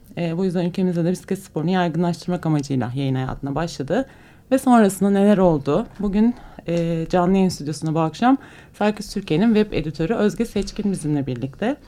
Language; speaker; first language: Turkish; native; Turkish